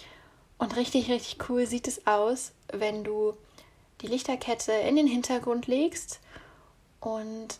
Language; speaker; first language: German; native; German